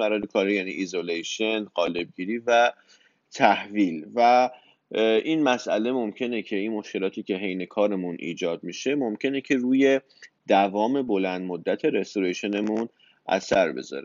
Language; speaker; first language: Persian; native; Persian